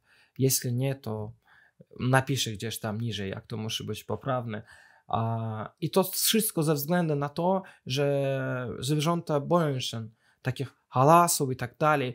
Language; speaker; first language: Polish; non-native, fluent; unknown